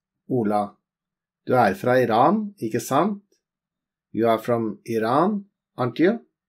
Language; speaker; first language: English; non-native, fluent; Norwegian